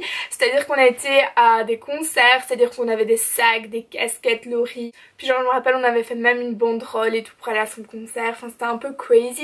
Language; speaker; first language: French; native; French